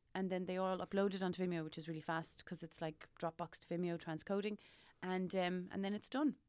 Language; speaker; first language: English; native; English